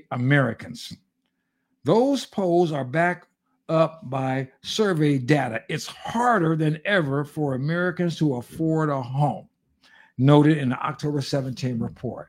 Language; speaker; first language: English; native; English